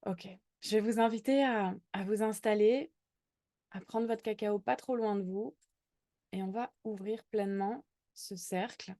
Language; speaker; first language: French; native; French